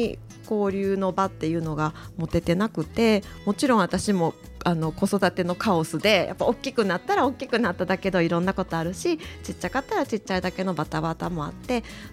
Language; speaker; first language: Japanese; native; Japanese